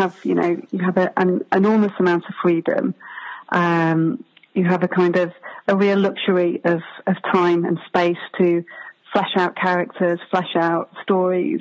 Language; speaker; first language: English; native; English